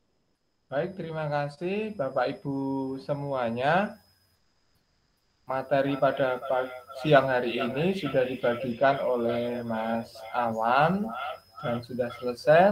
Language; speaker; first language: Indonesian; native; Indonesian